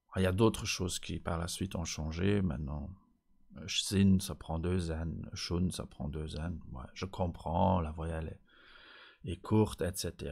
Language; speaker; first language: French; non-native, fluent; Luxembourgish